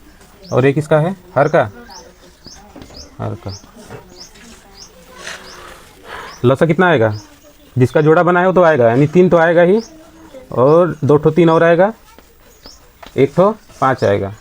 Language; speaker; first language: Hindi; native; Hindi